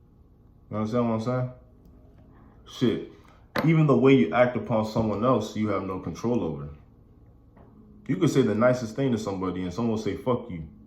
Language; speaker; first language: English; native; English